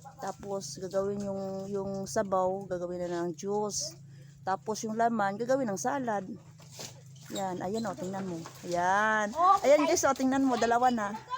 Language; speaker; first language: Filipino; non-native, local second language; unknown